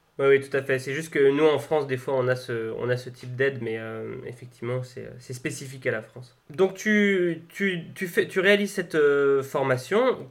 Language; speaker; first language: French; native; French